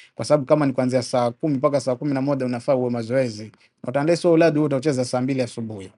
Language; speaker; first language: Swahili; native; Swahili